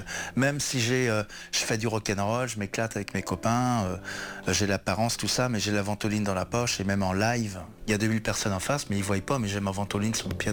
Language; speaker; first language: French; native; French